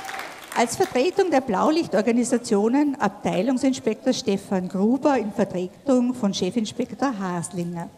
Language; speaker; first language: German; native; German